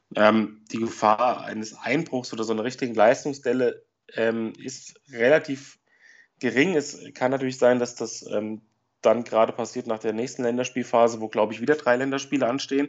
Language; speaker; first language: German; native; German